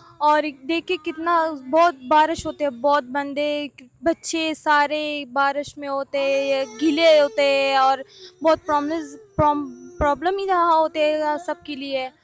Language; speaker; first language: Urdu; non-native, learner; Persian